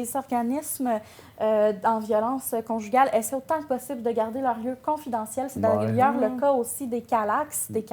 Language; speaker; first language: French; native; French